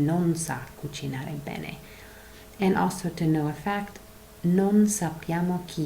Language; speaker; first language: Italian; non-native, fluent; English